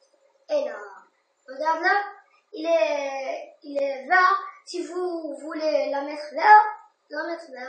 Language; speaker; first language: French; non-native, learner; Arabic